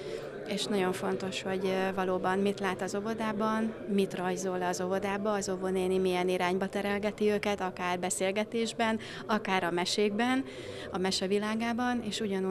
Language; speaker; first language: Hungarian; native; Hungarian